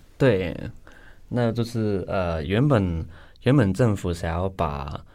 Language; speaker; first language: Chinese; non-native, local second language; Cantonese